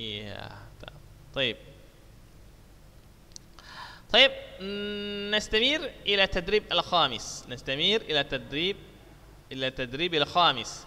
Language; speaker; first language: Arabic; non-native, fluent; Indonesian